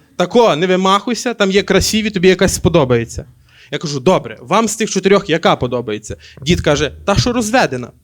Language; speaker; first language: Ukrainian; native; Ukrainian